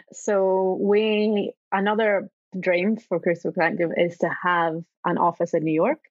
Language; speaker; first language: English; native; English